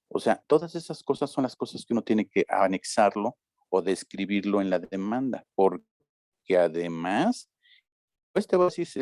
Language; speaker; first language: Spanish; native; Spanish